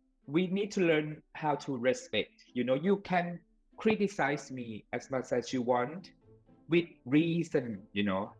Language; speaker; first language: English; non-native, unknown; Thai